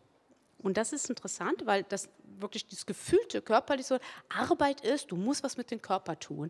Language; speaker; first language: German; early bilingual, other home language; Spanish